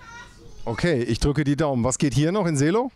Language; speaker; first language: German; native; German